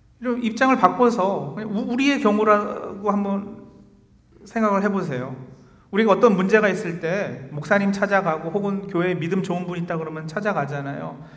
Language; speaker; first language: Korean; native; Korean